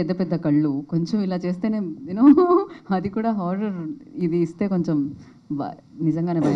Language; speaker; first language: Telugu; native; Telugu